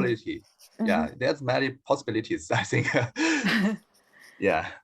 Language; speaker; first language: English; non-native, learner; Chinese